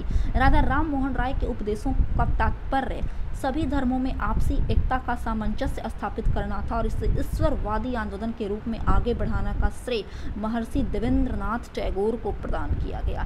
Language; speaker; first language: Hindi; native; Hindi